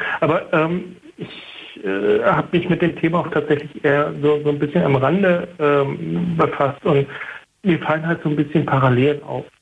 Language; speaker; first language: German; native; German